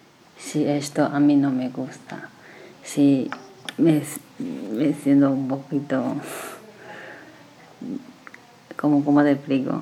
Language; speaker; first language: Spanish; non-native, learner; Chinese